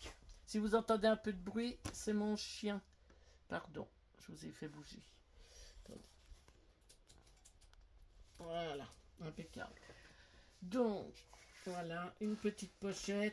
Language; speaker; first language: French; native; French